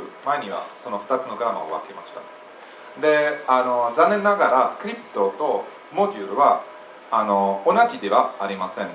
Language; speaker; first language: Japanese; non-native, fluent; English